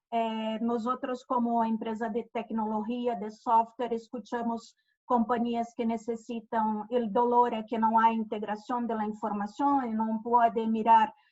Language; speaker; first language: Spanish; non-native, fluent; Portuguese